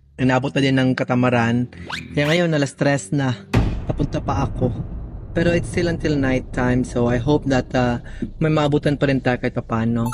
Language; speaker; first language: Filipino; non-native, local second language; Cebuano